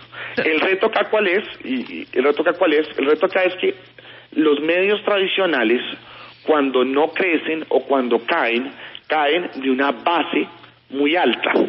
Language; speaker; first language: Spanish; native; Spanish